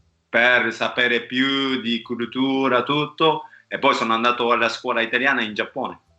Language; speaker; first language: Italian; non-native, learner; Japanese